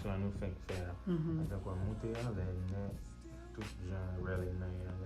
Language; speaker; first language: Haitian Creole; early bilingual, heritage; Haitian Creole